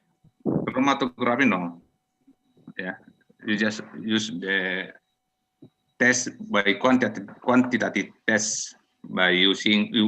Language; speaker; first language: English; non-native, fluent; Indonesian